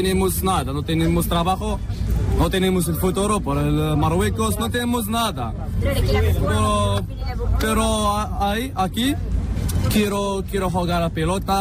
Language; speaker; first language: Spanish; non-native, learner; Arabic